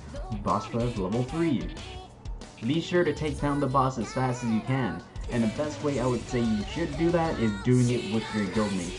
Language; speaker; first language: English; native; English